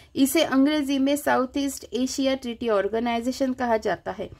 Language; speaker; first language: Hindi; non-native, local second language; Marathi